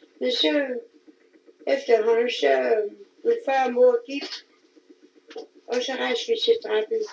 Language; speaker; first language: Danish; native; Danish